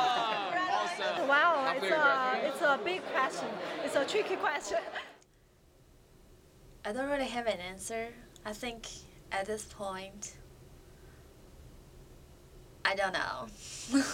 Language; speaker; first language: English; non-native, fluent; Chinese